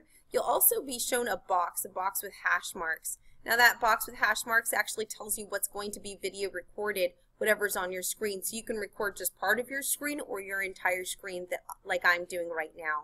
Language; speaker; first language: English; native; English